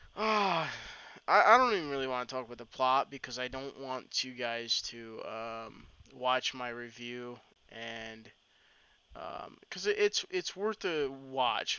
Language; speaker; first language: English; native; English